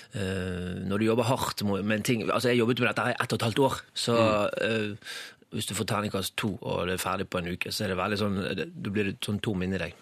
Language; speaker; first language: Norwegian; native; Norwegian